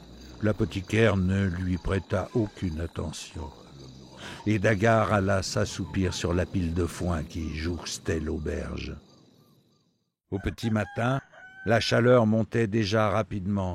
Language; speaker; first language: French; native; French